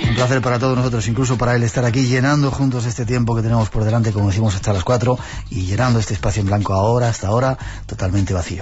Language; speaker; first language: Spanish; native; Spanish